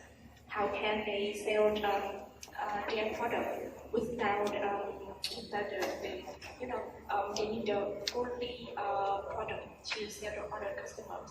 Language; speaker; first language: English; non-native, learner; Vietnamese